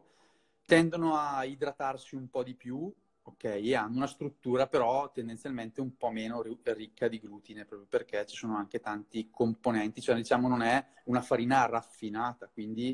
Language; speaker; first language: Italian; native; Italian